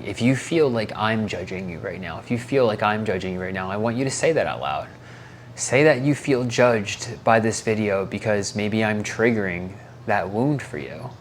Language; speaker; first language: English; native; English